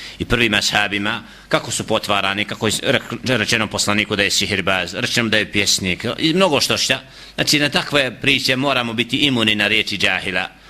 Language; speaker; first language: Bosnian; native; Bosnian